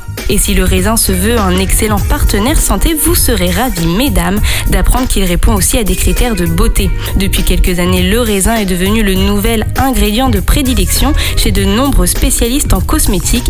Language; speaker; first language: French; native; French